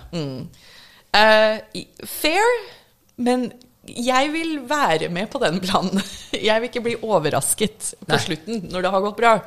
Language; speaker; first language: Norwegian; early bilingual, other home language; English